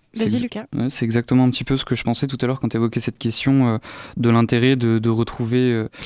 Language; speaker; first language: French; native; French